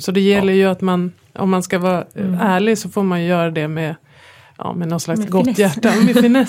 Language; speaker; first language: Swedish; native; Swedish